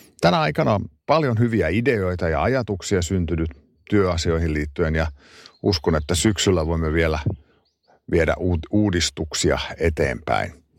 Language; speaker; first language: Finnish; non-native, local second language; Swedish